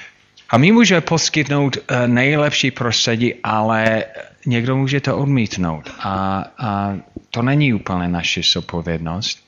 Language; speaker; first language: Czech; non-native, fluent; English